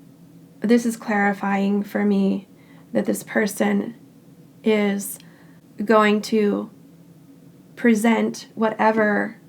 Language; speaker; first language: English; native; English